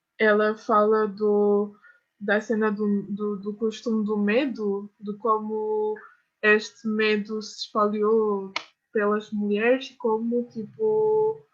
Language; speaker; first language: Portuguese; non-native, fluent; French